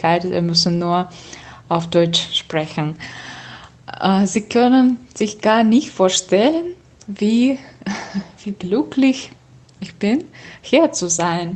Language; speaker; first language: German; non-native, learner; Russian